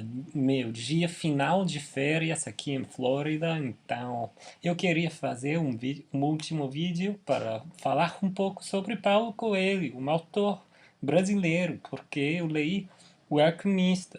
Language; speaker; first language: Portuguese; non-native, fluent; English